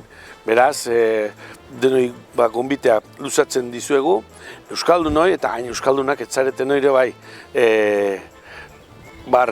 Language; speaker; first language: Basque; native; Basque